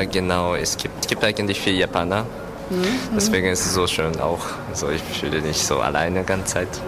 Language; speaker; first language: German; non-native, learner; Japanese